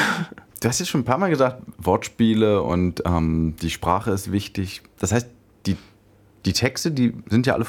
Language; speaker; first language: German; native; German